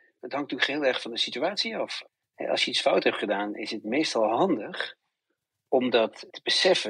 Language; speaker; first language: Dutch; native; Dutch